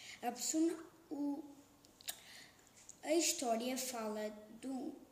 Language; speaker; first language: Portuguese; native; Portuguese